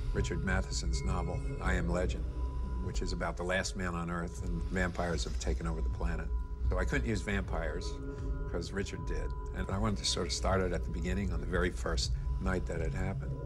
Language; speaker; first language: English; native; English